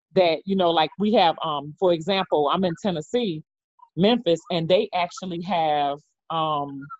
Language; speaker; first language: English; native; English